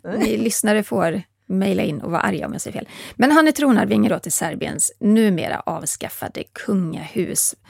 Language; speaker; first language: Swedish; native; Swedish